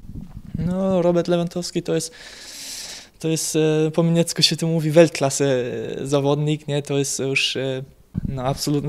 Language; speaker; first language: Polish; early bilingual, heritage; Polish